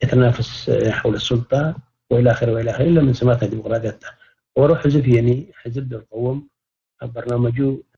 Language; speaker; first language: Arabic; non-native, local second language; Tigrinya